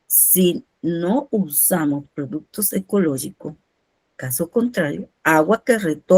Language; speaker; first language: Portuguese; non-native, fluent; Spanish